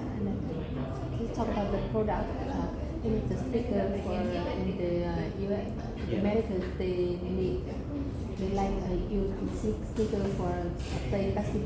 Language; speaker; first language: English; non-native, learner; Vietnamese